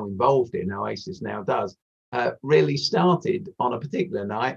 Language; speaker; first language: English; native; English